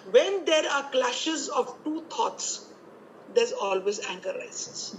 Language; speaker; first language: English; non-native, local second language; Punjabi